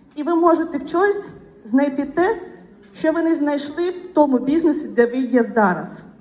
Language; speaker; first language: Ukrainian; non-native, local second language; Russian